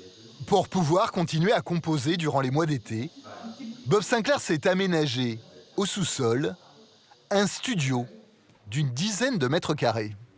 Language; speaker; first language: French; native; French